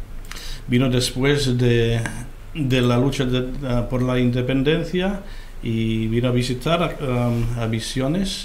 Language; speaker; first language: Spanish; non-native, fluent; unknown